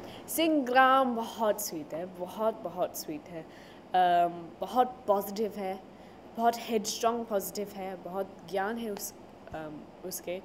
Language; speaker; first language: Hindi; non-native, learner; English